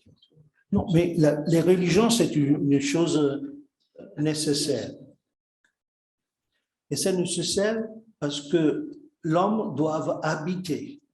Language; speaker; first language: French; non-native, fluent; Italian